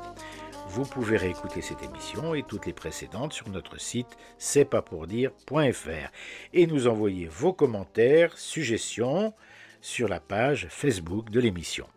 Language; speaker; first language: French; native; French